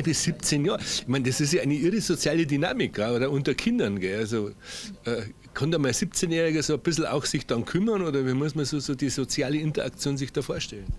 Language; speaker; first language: German; native; German